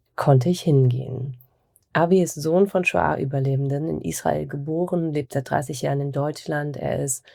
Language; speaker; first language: German; native; German